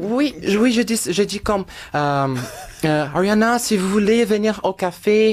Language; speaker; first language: French; non-native, fluent; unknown